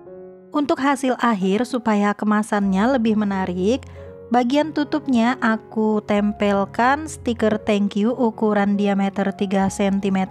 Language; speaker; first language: Indonesian; native; Indonesian